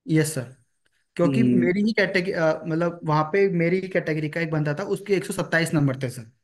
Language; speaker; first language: Hindi; native; Hindi